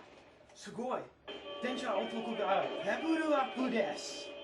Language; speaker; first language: Japanese; non-native, learner; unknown